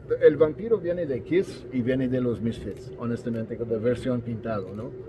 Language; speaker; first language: Spanish; non-native, fluent; English